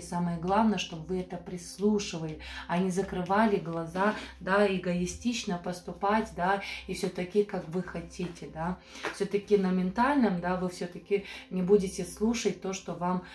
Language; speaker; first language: Russian; non-native, fluent; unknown